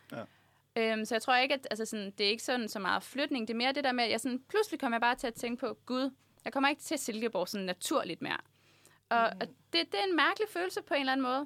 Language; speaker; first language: Danish; native; Danish